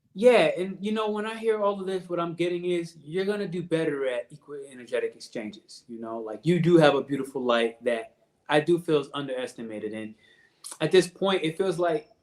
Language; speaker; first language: English; native; English